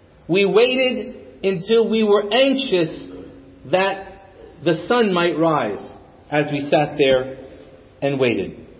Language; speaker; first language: English; native; English